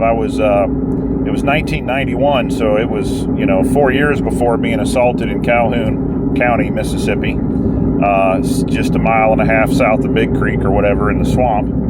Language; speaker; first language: English; native; English